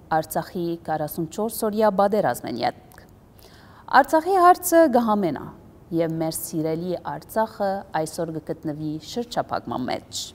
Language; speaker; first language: Armenian; early bilingual, heritage; Armenian